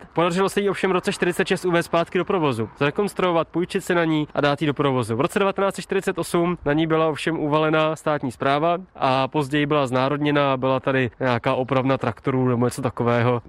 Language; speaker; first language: Czech; native; Czech